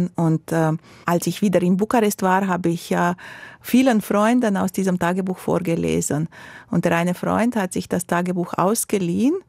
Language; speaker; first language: German; non-native, local second language; Romanian